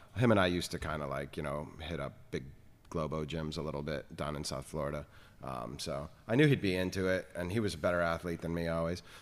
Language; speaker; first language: English; native; English